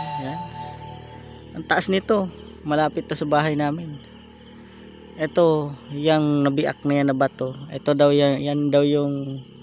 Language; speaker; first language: Filipino; non-native, local second language; Bikol